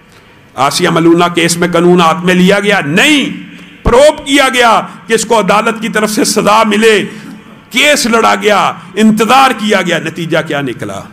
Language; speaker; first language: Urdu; non-native, local second language; Punjabi